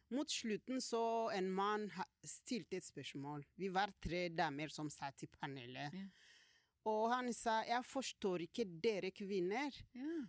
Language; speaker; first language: Norwegian; non-native, fluent; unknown